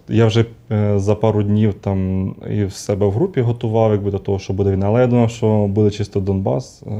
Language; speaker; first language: Ukrainian; native; Ukrainian